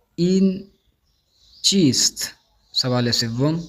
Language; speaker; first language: Persian; non-native, fluent; Urdu